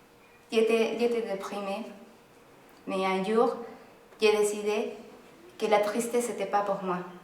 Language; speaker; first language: French; non-native, learner; Spanish